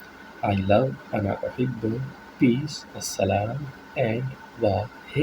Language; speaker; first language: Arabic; non-native, fluent; Urdu